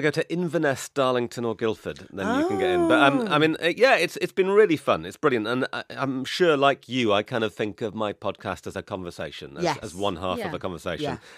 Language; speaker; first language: English; native; English